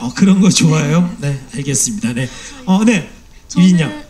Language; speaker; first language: Korean; native; Korean